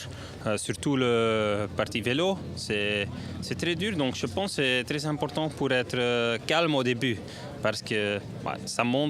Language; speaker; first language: French; non-native, learner; Dutch